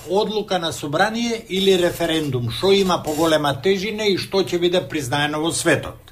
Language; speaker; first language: Macedonian; native; Macedonian